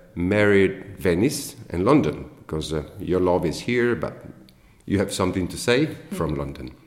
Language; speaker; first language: English; non-native, fluent; Italian